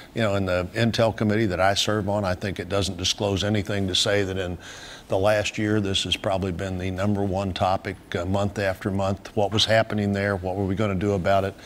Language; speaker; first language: English; native; English